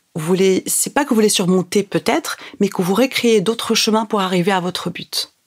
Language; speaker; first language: French; non-native, local second language; Arabic